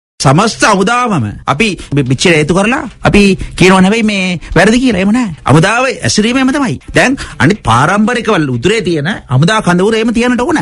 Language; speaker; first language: Sinhala; non-native, local second language; Tamil